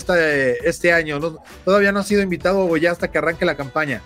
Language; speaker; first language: Spanish; native; Spanish